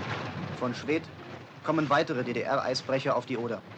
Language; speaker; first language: German; native; German